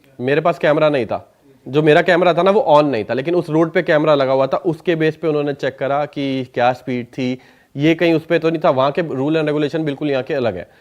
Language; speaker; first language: Hindi; non-native, local second language; Punjabi